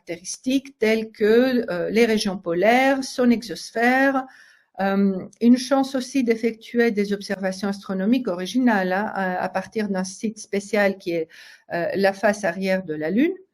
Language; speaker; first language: French; native; French